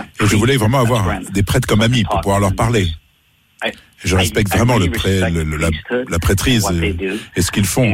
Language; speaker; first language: French; non-native, fluent; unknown